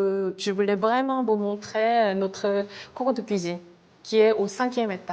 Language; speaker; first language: French; non-native, fluent; Korean